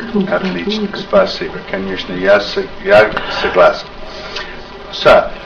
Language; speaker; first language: Russian; non-native, learner; English